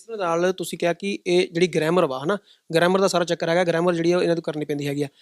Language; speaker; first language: Punjabi; native; Punjabi